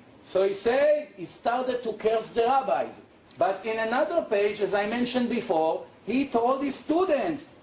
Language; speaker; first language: English; non-native, fluent; Hebrew